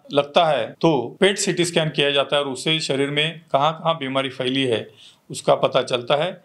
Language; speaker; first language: Hindi; non-native, local second language; Marathi